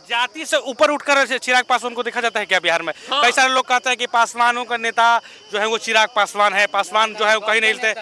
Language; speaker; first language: Hindi; native; Hindi